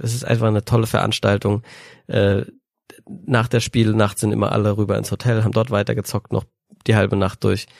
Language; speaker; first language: German; native; German